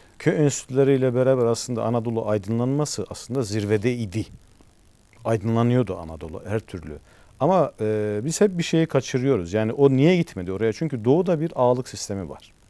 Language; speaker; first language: Turkish; native; Turkish